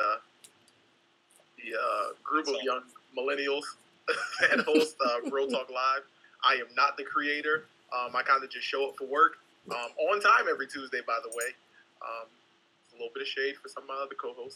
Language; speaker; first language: English; native; English